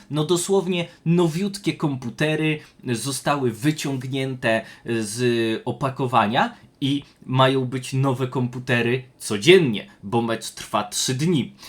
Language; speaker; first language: Polish; native; Polish